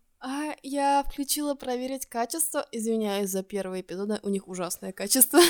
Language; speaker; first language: Russian; native; Russian